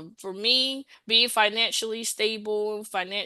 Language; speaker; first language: English; native; English